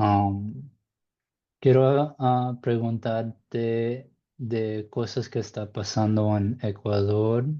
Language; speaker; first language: Spanish; non-native, learner; English